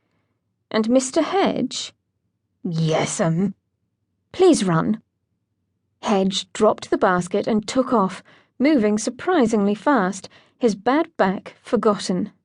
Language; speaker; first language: English; native; English